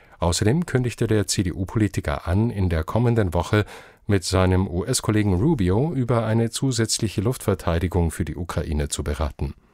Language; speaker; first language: German; native; German